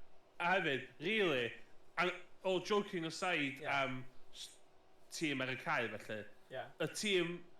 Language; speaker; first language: Welsh; native; Welsh